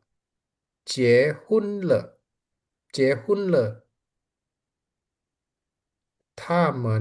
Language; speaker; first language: Chinese; non-native, learner; Indonesian